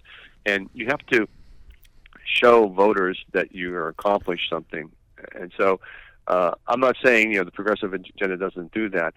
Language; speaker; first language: English; native; English